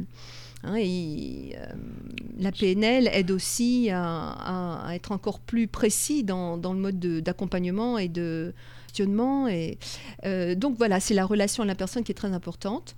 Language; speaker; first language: French; native; French